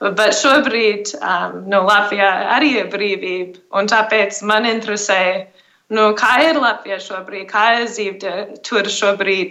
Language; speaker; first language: Latvian; early bilingual, heritage; English